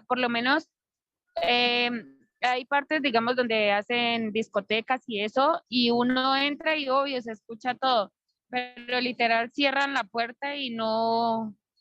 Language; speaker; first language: Spanish; native; Spanish